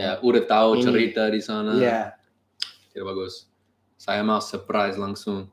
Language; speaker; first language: Indonesian; non-native, learner; English